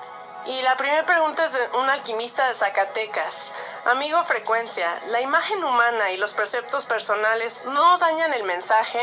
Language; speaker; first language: Spanish; native; Spanish